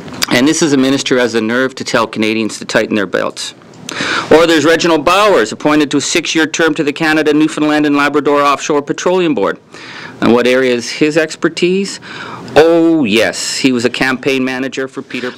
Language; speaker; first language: English; native; English